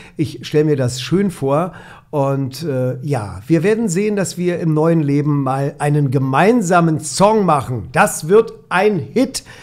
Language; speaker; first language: German; native; German